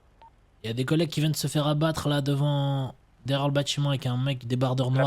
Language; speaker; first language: French; native; French